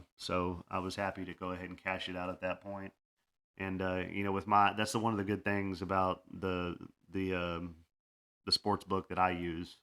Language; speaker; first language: English; native; English